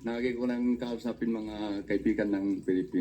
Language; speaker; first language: Filipino; non-native, local second language; Chinese